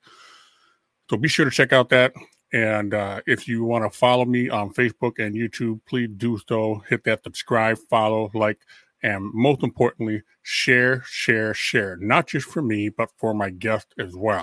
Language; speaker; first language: English; native; English